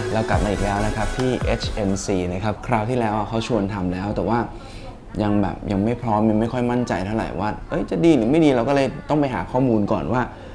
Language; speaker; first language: Thai; native; Thai